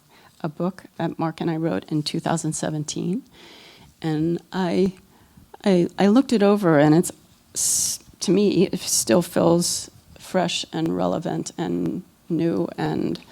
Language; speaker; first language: English; native; English